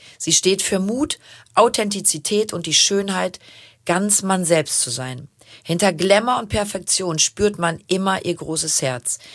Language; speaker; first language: German; native; German